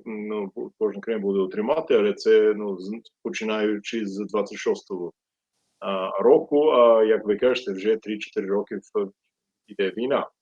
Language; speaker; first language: Ukrainian; non-native, fluent; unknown